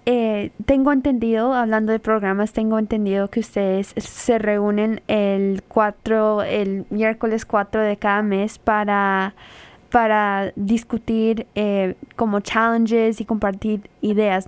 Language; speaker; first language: Spanish; early bilingual, heritage; Spanish